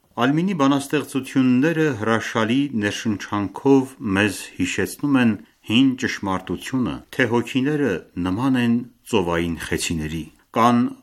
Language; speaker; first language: Armenian; early bilingual, heritage; Armenian